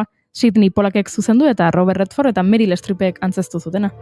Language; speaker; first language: Basque; native; Basque